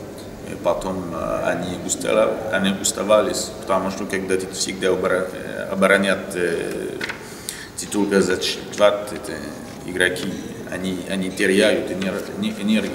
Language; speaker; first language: Russian; non-native, learner; French